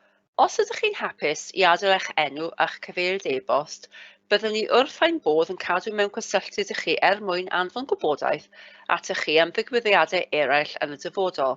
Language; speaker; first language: Welsh; native; Welsh